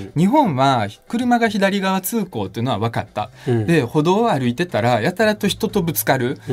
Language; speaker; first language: Japanese; early bilingual, other home language; Russian